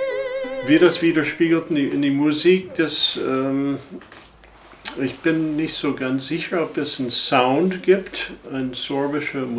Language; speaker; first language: German; non-native, fluent; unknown